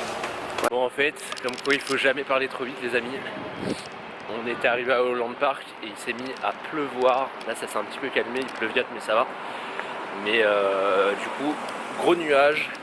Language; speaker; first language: French; native; French